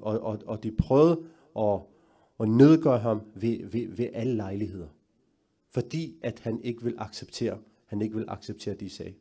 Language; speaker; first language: Danish; early bilingual, other home language; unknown